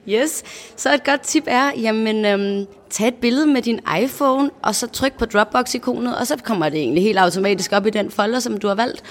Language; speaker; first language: Danish; native; Danish